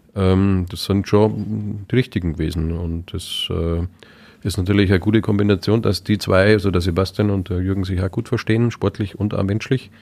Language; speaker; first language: German; native; German